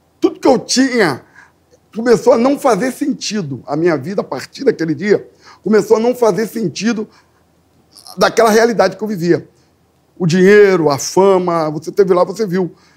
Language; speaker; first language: Portuguese; native; Portuguese